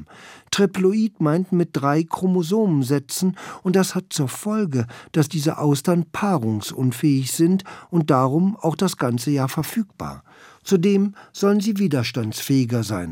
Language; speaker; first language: German; native; German